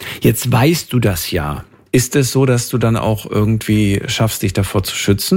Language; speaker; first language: German; native; German